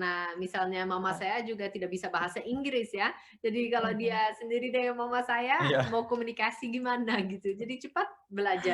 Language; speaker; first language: Indonesian; non-native, fluent; Dutch